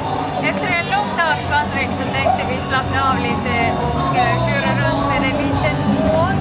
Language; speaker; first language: Swedish; non-native, fluent; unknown